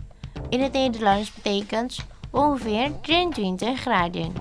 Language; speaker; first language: Dutch; non-native, learner; Indonesian